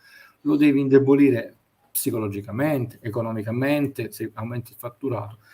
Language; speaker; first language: Italian; native; Italian